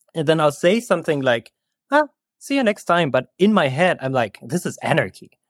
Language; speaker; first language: English; non-native, fluent; German